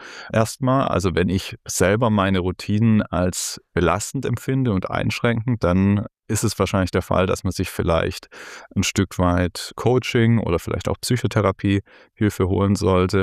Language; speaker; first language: German; native; German